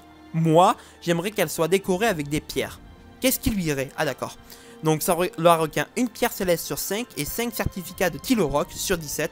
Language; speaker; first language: French; native; French